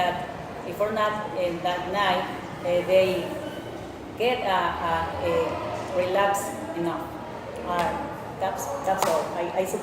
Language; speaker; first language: English; non-native, learner; Spanish